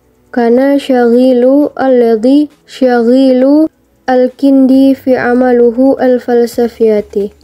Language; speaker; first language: Arabic; non-native, learner; Indonesian